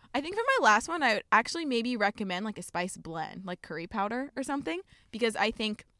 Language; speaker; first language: English; native; English